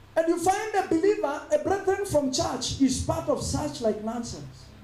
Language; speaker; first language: English; non-native, local second language; Swahili